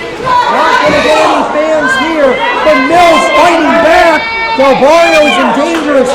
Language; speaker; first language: English; native; English